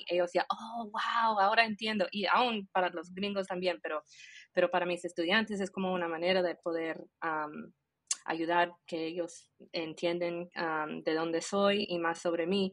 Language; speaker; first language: Spanish; early bilingual, heritage; Spanish